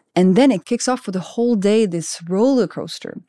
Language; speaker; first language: English; non-native, fluent; French